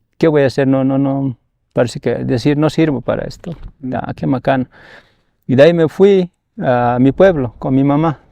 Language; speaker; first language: Spanish; non-native, local second language; Aymara